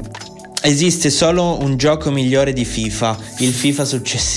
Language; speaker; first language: Italian; native; Italian